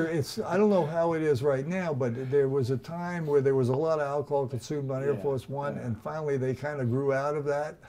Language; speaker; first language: English; native; English